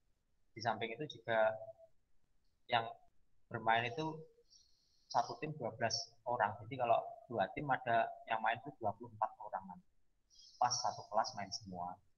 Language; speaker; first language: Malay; non-native, local second language; Javanese